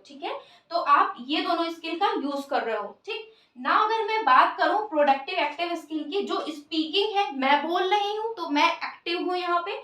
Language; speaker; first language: Hindi; native; Hindi